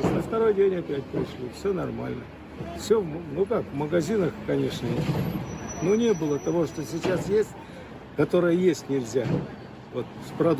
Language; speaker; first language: Russian; native; Russian